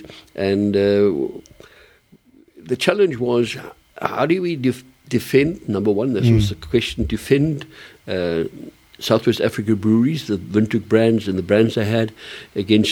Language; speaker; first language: English; early bilingual, other home language; German